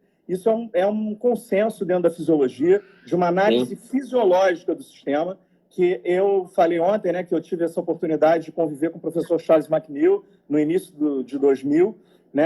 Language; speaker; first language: Portuguese; native; Portuguese